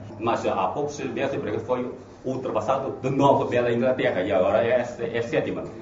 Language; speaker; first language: Portuguese; non-native, fluent; Chinese